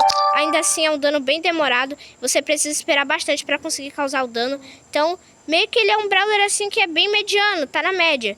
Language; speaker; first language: Portuguese; native; Portuguese